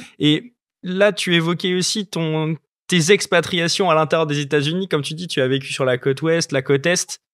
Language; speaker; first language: French; native; French